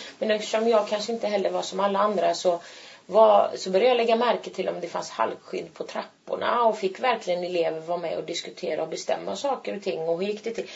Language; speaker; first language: Swedish; early bilingual, other home language; Turkish